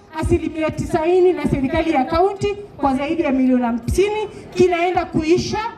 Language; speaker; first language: Swahili; non-native, local second language; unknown